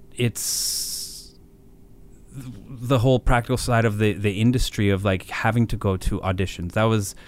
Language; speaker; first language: English; native; English